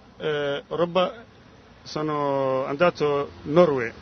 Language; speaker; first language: Italian; non-native, learner; Somali